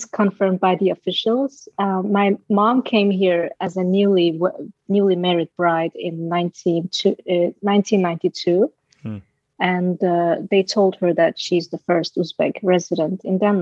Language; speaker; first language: English; non-native, fluent; Danish